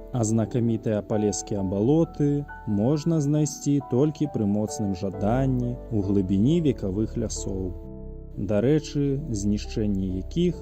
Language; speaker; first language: Belarusian; native; Belarusian